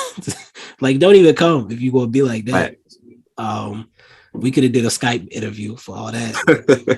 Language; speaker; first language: English; native; English